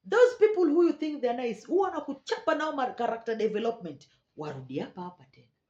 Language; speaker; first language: English; non-native, local second language; Swahili